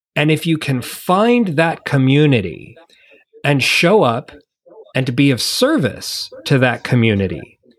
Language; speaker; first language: English; native; English